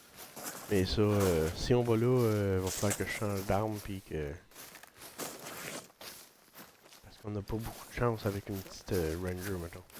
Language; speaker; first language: French; native; French